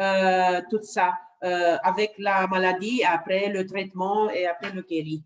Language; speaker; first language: French; non-native, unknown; Romanian